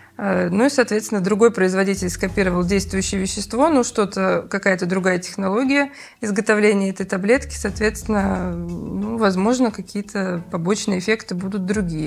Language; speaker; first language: Russian; native; Russian